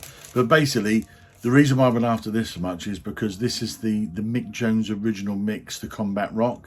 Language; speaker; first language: English; native; English